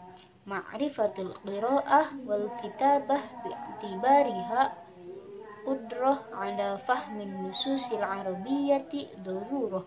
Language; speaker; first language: Arabic; non-native, learner; Indonesian